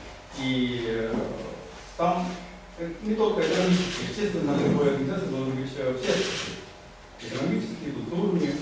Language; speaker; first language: Russian; non-native, learner; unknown